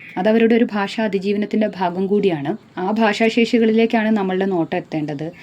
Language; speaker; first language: Malayalam; native; Malayalam